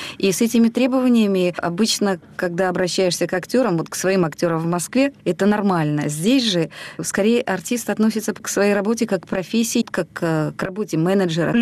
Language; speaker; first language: Russian; native; Russian